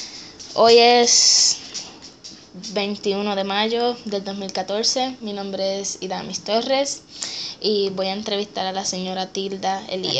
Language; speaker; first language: Spanish; early bilingual, heritage; Spanish